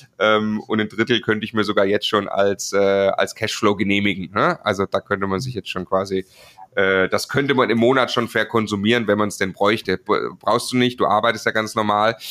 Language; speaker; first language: German; native; German